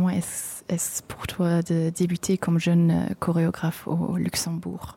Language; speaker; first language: French; non-native, local second language; Luxembourgish